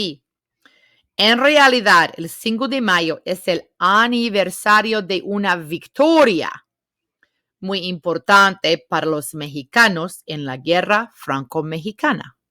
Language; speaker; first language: Spanish; non-native, fluent; English